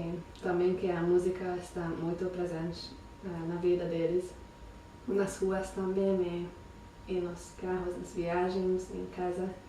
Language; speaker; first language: Portuguese; non-native, fluent; Hungarian